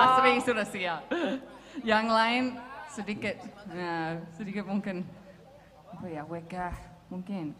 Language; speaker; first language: Indonesian; non-native, fluent; English